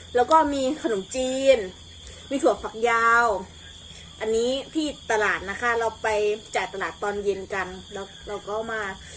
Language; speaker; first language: Thai; non-native, local second language; Northeastern Thai